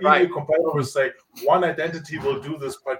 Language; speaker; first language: English; non-native, fluent; Italian